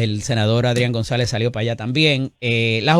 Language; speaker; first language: Spanish; native; Spanish